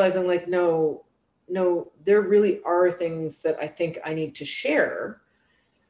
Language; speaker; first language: English; native; English